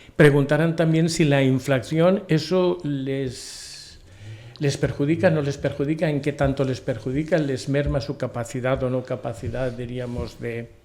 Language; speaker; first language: Spanish; non-native, local second language; Catalan